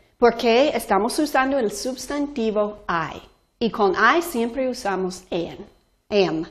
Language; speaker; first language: Spanish; non-native, fluent; English